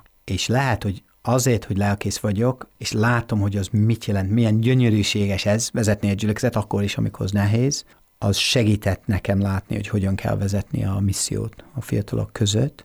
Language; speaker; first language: Hungarian; non-native, fluent; English